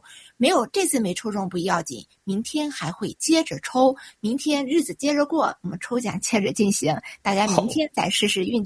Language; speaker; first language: Chinese; native; Chinese